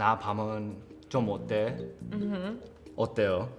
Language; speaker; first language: Korean; non-native, learner; English